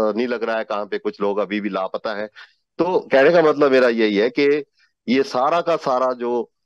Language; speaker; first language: Hindi; native; Hindi